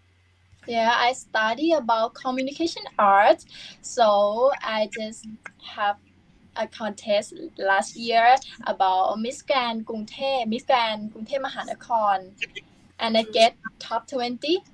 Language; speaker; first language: English; non-native, learner; Thai